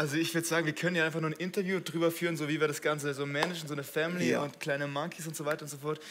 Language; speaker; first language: German; native; German